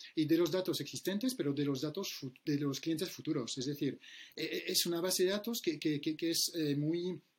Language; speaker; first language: Spanish; non-native, fluent; French